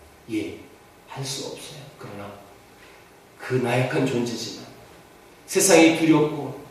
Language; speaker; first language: Korean; native; Korean